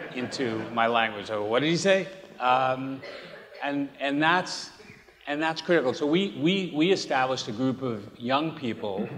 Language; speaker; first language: English; native; English